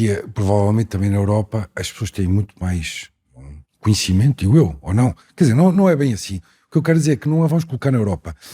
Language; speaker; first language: Portuguese; native; Portuguese